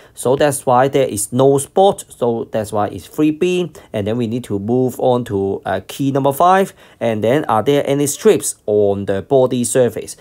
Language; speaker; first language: English; non-native, local second language; Cantonese